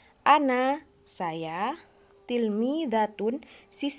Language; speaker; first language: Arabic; non-native, fluent; Indonesian